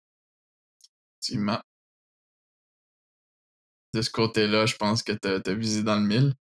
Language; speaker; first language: French; native; French